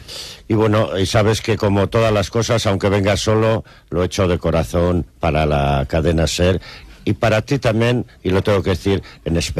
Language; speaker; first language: Spanish; native; Spanish